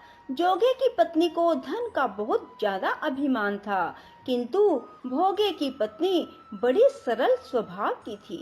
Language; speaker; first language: Hindi; native; Hindi